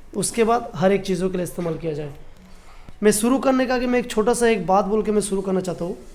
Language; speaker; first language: Hindi; non-native, local second language; Bangla